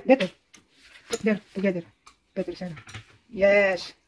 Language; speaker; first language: English; non-native, local second language; Filipino